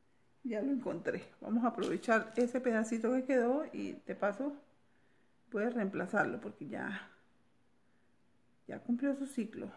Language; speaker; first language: Spanish; native; Spanish